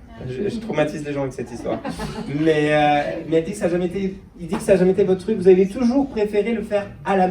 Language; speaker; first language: French; native; French